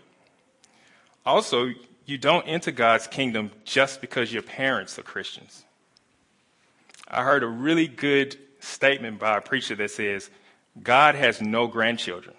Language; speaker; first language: English; native; English